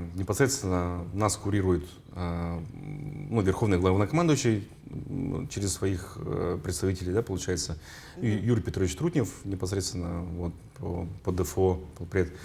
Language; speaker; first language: Russian; non-native, local second language; Yakut